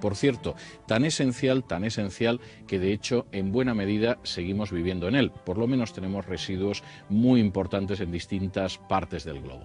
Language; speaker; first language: Spanish; native; Spanish